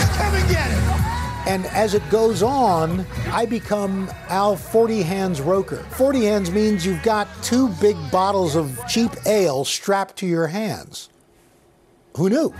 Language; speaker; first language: English; native; English